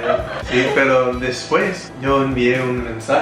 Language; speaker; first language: Spanish; non-native, fluent; English